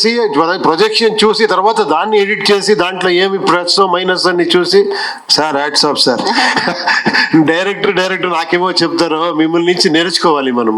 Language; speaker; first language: Telugu; non-native, local second language; Kannada